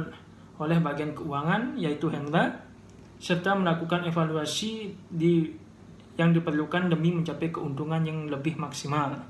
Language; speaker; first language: Indonesian; native; Indonesian